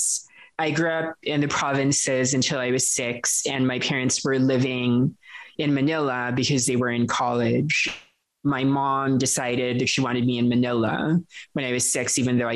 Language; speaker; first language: English; non-native, local second language; Filipino